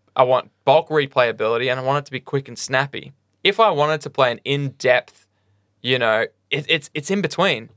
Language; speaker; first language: English; native; English